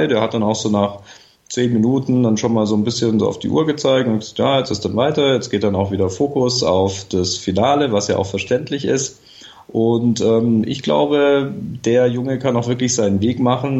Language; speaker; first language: German; native; German